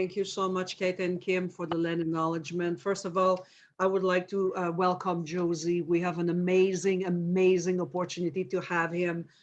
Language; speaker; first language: English; non-native, fluent; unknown